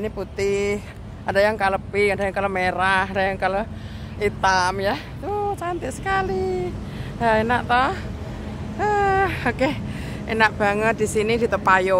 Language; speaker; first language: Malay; non-native, local second language; Javanese